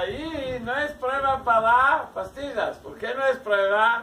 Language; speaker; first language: Spanish; non-native, learner; Hebrew